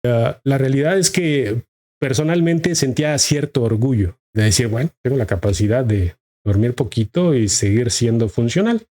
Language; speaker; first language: Spanish; native; Spanish